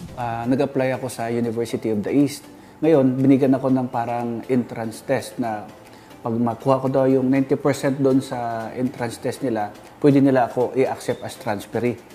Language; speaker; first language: Filipino; non-native, local second language; Hiligaynon